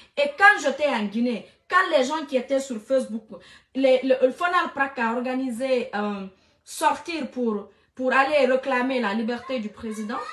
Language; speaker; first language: French; non-native, local second language; Fula